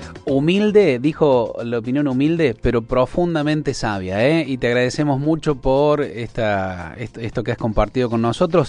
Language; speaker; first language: Spanish; native; Spanish